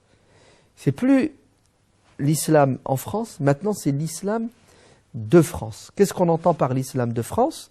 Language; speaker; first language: French; early bilingual, other home language; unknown